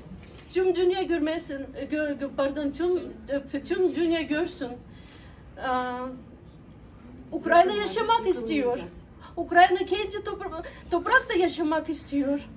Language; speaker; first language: Turkish; non-native, learner; Ukrainian